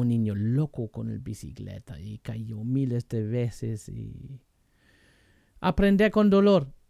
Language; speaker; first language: Spanish; non-native, fluent; German